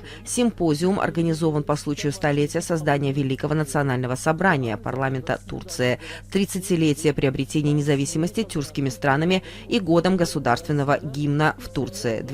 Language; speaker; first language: Russian; native; Russian